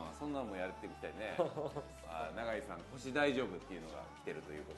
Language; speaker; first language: Japanese; native; Japanese